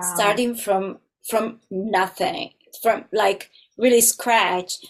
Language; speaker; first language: English; non-native, fluent; Italian